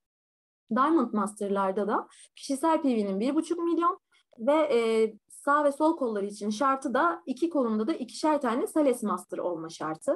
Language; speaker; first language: Turkish; native; Turkish